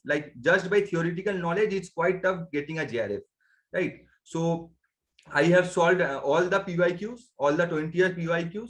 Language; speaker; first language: English; non-native, local second language; Bangla